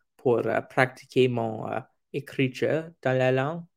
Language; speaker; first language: French; non-native, fluent; English